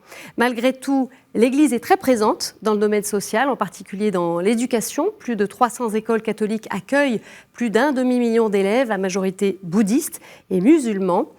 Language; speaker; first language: French; native; French